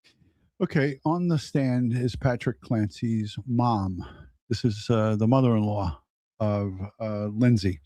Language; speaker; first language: English; native; English